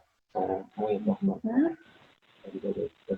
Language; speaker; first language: Spanish; non-native, learner; French